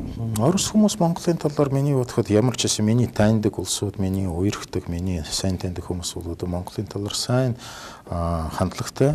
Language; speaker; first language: Mongolian; non-native, fluent; Russian